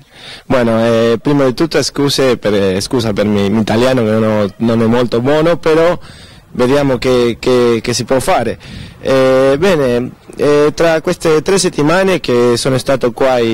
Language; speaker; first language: Italian; early bilingual, heritage; Spanish